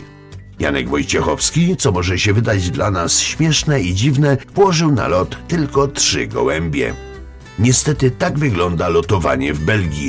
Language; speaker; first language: Polish; native; Polish